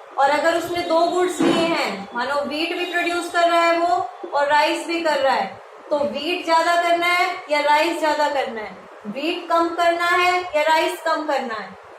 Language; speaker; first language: Hindi; native; Hindi